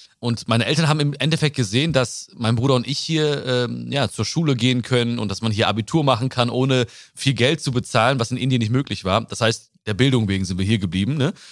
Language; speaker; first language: German; early bilingual, other home language; Malayalam